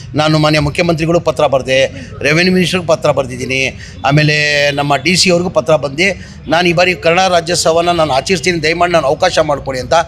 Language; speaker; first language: Kannada; non-native, local second language; Urdu